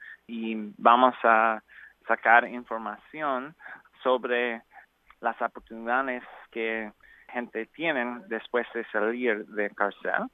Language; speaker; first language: Spanish; non-native, learner; English